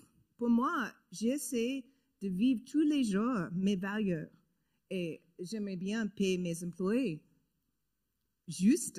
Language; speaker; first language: French; non-native, learner; English